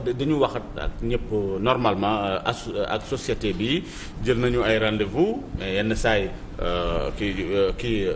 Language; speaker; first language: Wolof; non-native, local second language; Fula